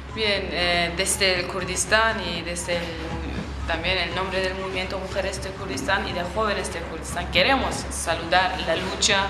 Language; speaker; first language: Spanish; non-native, fluent; Kurdish